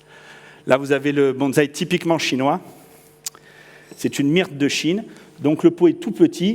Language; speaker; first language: French; native; French